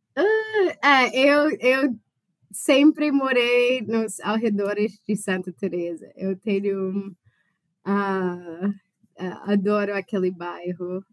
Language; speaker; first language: Portuguese; non-native, fluent; English